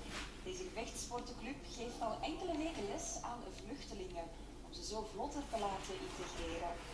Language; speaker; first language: Dutch; native; Dutch